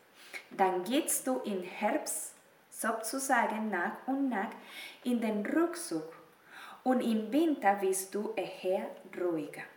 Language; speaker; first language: German; non-native, fluent; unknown